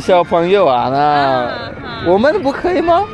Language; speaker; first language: Chinese; non-native, learner; Rundi